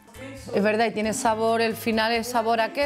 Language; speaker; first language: Spanish; native; Spanish